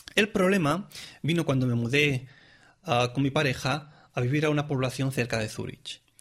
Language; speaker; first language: Spanish; non-native, local second language; Catalan